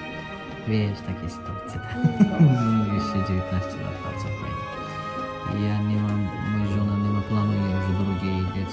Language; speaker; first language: Polish; non-native, learner; Uzbek